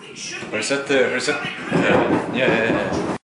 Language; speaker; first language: Swedish; native; Swedish